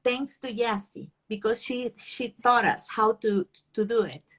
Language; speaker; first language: English; non-native, fluent; Spanish